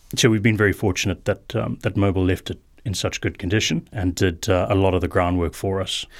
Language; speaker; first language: English; native; English